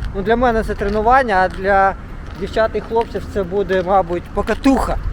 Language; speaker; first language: Ukrainian; native; Ukrainian